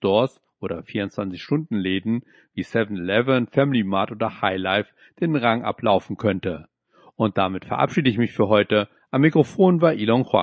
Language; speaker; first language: German; native; German